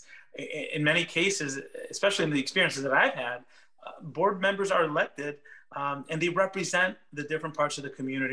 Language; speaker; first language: English; early bilingual, other home language; Spanish